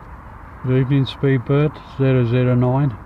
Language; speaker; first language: English; native; English